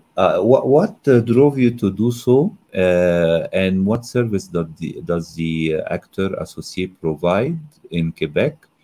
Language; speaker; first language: English; non-native, fluent; Arabic